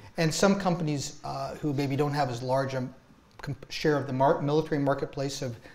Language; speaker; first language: English; native; English